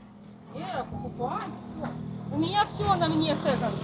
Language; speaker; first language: Russian; native; Russian